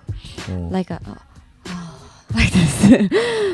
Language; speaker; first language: English; non-native, learner; Japanese